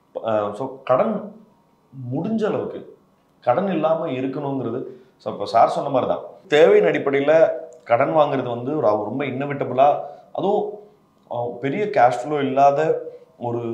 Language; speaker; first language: Tamil; native; Tamil